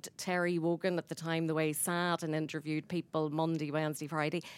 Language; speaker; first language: English; native; English